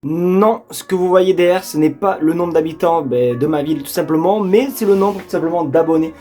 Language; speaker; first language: French; native; French